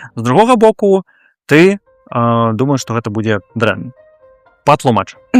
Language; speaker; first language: Belarusian; non-native, local second language; Russian